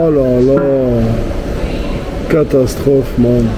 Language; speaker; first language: French; native; French